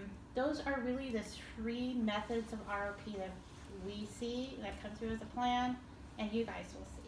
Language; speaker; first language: English; native; English